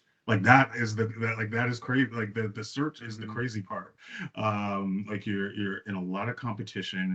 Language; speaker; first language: English; native; English